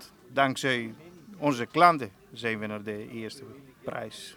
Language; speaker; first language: Dutch; non-native, fluent; Greek